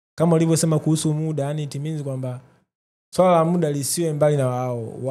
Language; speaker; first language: Swahili; native; Swahili